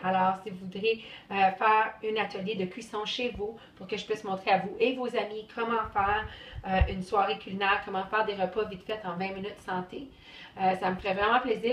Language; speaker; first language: French; native; French